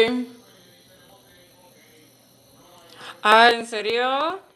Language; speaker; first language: Spanish; non-native, learner; English